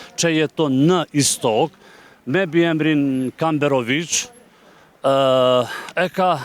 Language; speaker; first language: Albanian; non-native, local second language; Bosnian